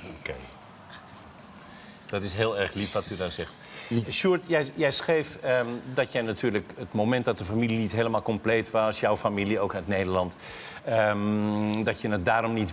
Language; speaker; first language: Dutch; native; Dutch